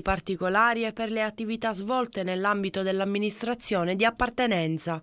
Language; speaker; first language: Italian; native; Italian